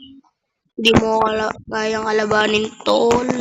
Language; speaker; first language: Filipino; native; Filipino